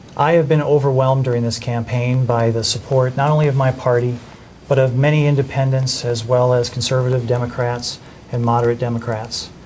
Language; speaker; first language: English; native; English